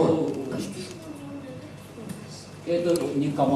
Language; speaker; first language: Russian; non-native, learner; Armenian